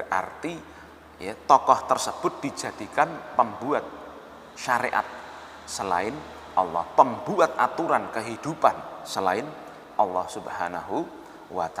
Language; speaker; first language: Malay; non-native, local second language; Javanese